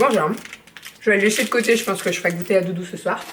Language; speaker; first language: French; native; French